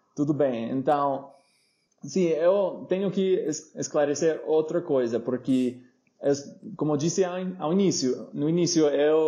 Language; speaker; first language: Portuguese; non-native, fluent; English